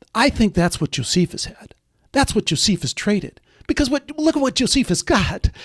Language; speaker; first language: English; native; English